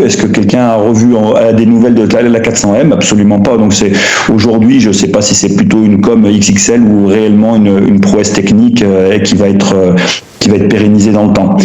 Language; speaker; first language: French; native; French